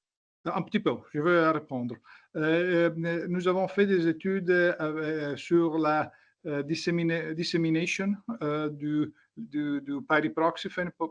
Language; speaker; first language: French; non-native, learner; Italian